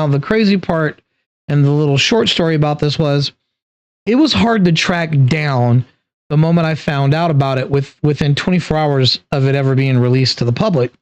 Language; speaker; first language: English; native; English